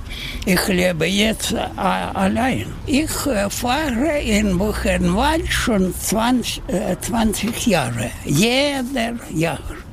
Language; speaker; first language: German; non-native, learner; Russian